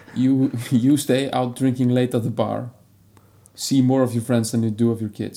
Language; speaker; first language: English; non-native, fluent; Icelandic